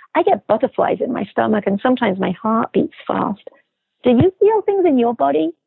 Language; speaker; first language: English; native; English